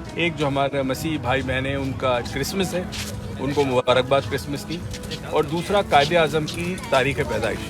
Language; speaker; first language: Urdu; native; Urdu